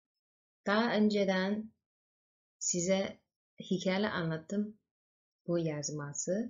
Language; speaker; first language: Turkish; non-native, learner; Chinese